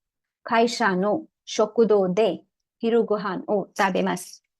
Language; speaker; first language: Japanese; non-native, learner; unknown